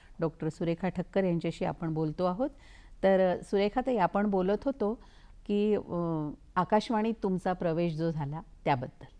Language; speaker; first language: Marathi; native; Marathi